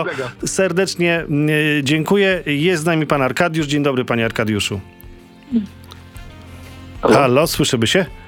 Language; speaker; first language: Polish; native; Polish